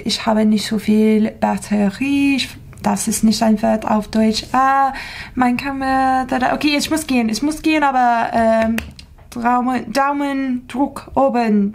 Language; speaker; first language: German; non-native, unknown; English